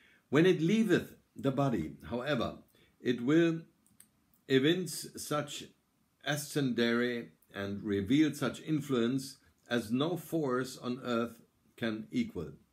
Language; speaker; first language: English; non-native, fluent; German